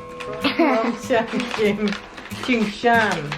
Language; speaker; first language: English; non-native, learner; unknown